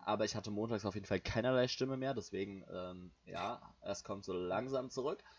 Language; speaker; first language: German; native; German